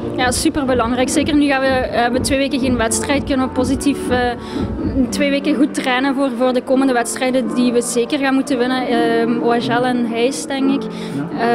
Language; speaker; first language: Dutch; native; Dutch